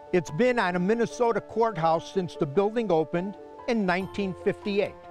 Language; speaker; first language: English; native; English